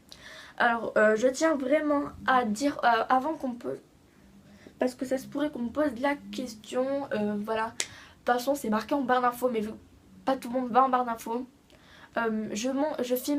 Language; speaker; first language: French; native; French